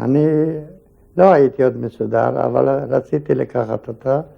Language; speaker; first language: Hebrew; non-native, fluent; Polish